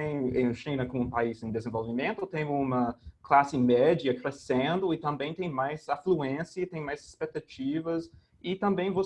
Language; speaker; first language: Portuguese; non-native, fluent; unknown